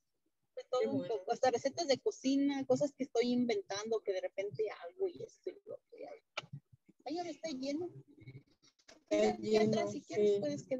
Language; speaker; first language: Spanish; native; Spanish